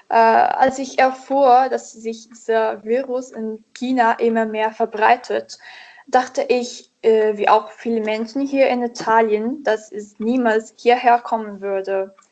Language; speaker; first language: German; non-native, learner; Italian